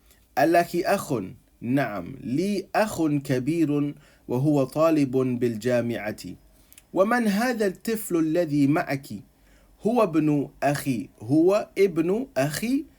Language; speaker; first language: Arabic; non-native, fluent; English